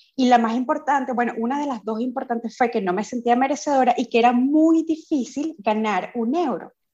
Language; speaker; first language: Spanish; native; Spanish